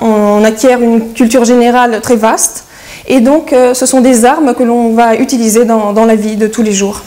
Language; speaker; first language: French; early bilingual, heritage; French